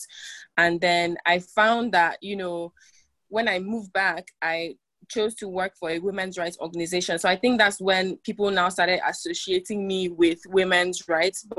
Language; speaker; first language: English; non-native, local second language; Igbo